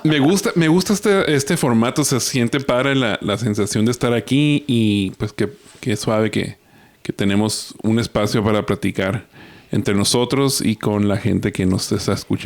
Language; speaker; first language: Spanish; native; Spanish